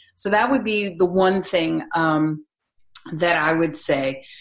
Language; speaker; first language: English; native; English